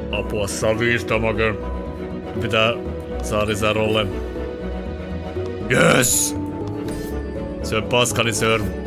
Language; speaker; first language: Finnish; native; Finnish